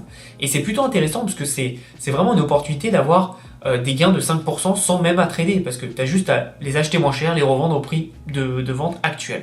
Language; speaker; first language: French; native; French